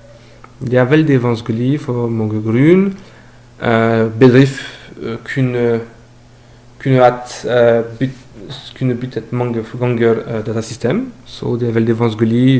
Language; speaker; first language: Norwegian; non-native, fluent; French